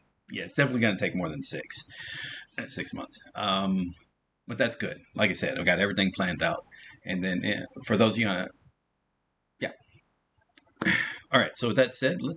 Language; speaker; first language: English; native; English